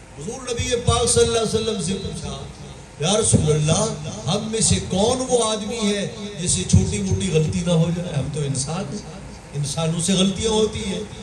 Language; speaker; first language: Urdu; non-native, local second language; Sindhi